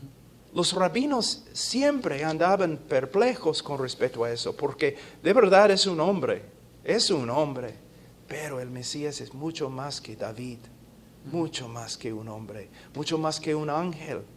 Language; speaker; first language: Spanish; non-native, fluent; English